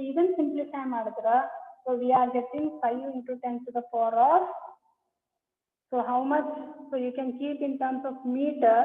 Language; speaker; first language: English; non-native, local second language; Kannada